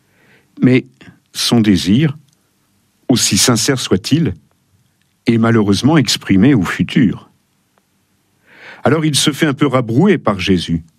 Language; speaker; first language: French; native; French